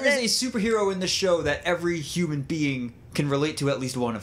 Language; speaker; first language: English; native; English